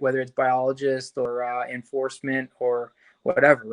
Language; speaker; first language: English; native; English